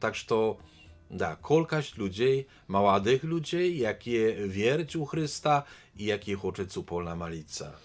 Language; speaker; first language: Polish; non-native, learner; Belarusian